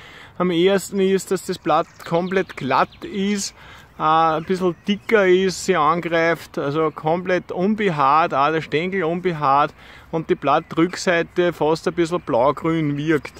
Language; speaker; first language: German; native; German